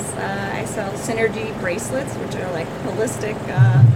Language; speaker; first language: English; native; English